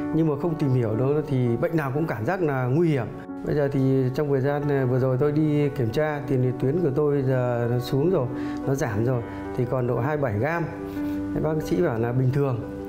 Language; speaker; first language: Vietnamese; native; Vietnamese